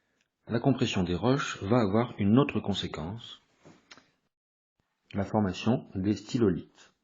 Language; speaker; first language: French; native; French